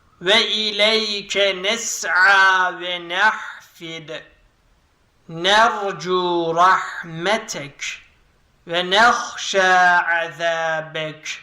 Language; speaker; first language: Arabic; non-native, fluent; Turkish